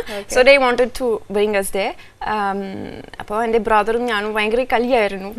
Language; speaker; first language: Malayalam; non-native, fluent; French